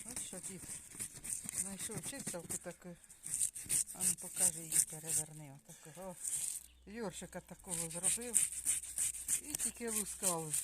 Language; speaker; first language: Ukrainian; native; Ukrainian